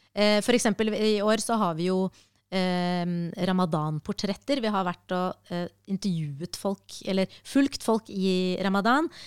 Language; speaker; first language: Norwegian; early bilingual, other home language; Arabic